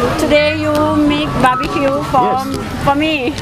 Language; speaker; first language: English; non-native, learner; Thai